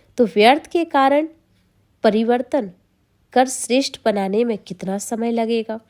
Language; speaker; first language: Hindi; native; Hindi